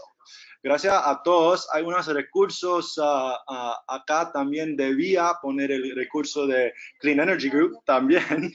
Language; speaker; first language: Spanish; non-native, fluent; English